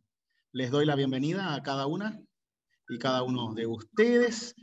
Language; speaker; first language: Spanish; native; Spanish